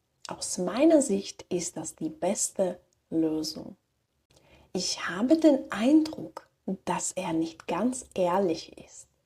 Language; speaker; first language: German; non-native, fluent; Slovak